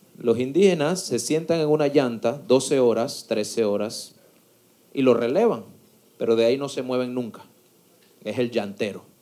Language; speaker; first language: Spanish; native; Spanish